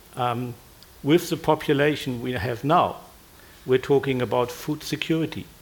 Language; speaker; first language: English; non-native, fluent; German